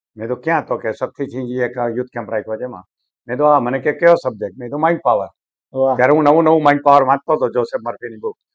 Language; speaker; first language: Gujarati; native; Gujarati